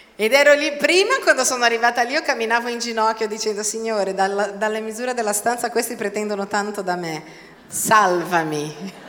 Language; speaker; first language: Italian; non-native, fluent; Portuguese